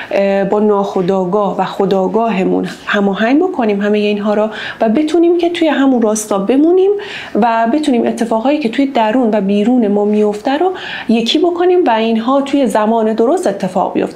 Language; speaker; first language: Persian; native; Persian